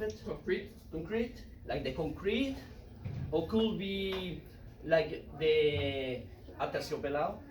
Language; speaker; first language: English; non-native, learner; Spanish